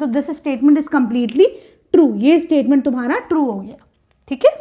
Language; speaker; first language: Hindi; native; Hindi